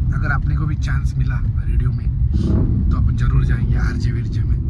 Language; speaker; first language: Hindi; non-native, local second language; Marathi